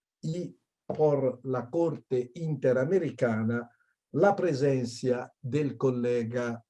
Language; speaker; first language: Spanish; non-native, fluent; Italian